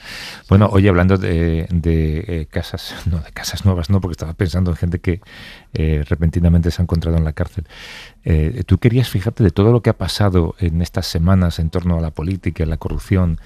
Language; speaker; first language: Spanish; native; Spanish